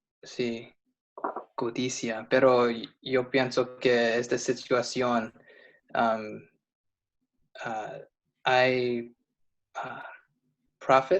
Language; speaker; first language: Spanish; non-native, learner; English